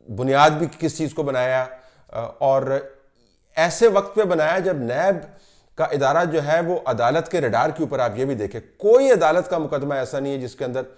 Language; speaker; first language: Urdu; native; Urdu